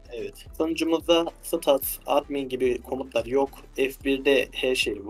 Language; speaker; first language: Turkish; native; Turkish